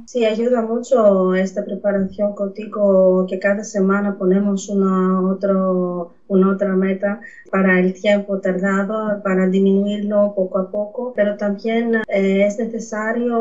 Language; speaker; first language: Spanish; non-native, fluent; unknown